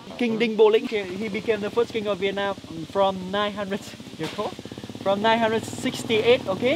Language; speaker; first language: English; non-native, fluent; Vietnamese